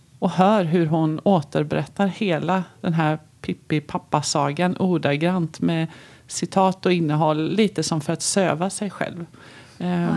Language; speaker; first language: Swedish; native; Swedish